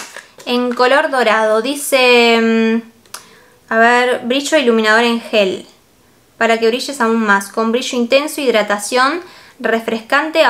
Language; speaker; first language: Spanish; native; Spanish